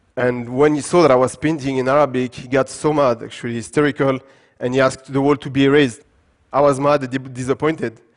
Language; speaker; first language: English; non-native, fluent; French